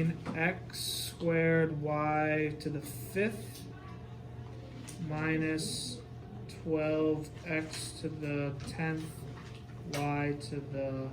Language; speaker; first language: English; native; English